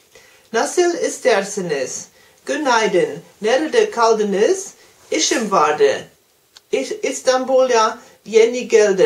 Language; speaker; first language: Turkish; non-native, learner; German